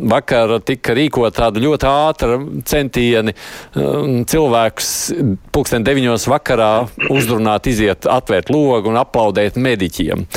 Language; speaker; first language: Latvian; native; Latvian